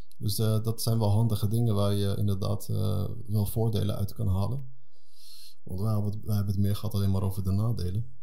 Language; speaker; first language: Dutch; early bilingual, other home language; Arabic